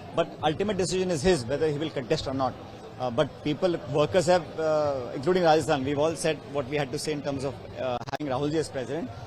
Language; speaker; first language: English; non-native, local second language; Hindi